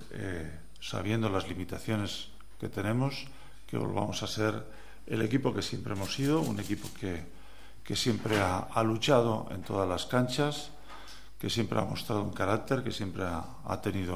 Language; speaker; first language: Spanish; native; Spanish